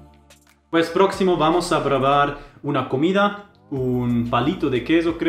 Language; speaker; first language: Spanish; non-native, fluent; German